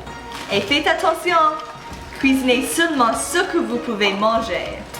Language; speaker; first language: French; non-native, learner; English